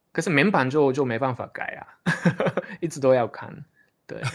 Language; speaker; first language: Chinese; non-native, fluent; Japanese